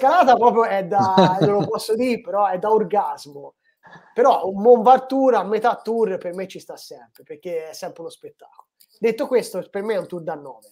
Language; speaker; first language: Italian; native; Italian